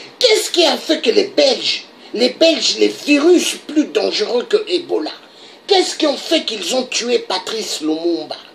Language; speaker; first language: French; non-native, local second language; Lingala